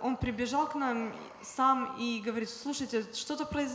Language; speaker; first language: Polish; non-native, learner; Russian